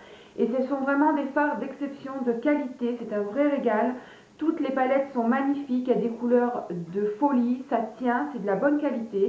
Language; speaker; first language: French; native; French